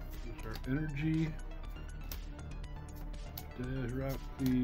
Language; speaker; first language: English; native; English